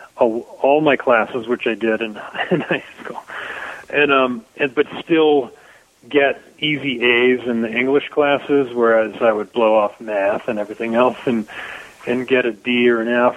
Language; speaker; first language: English; native; English